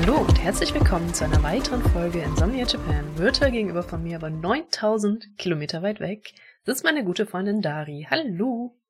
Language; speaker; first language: German; native; German